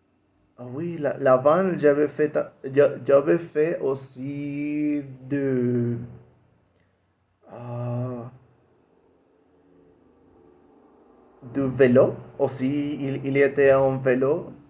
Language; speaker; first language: French; non-native, learner; Spanish